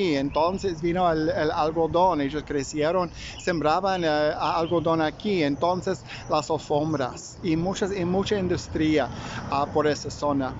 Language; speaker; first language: Spanish; non-native, fluent; English